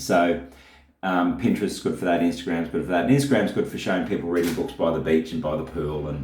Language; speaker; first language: English; native; English